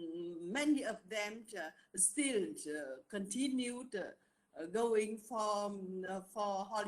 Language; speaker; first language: English; non-native, learner; Vietnamese